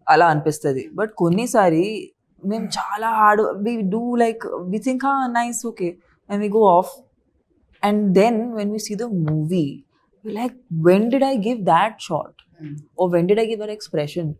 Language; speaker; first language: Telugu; non-native, fluent; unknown